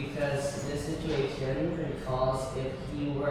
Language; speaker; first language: English; non-native, learner; Indonesian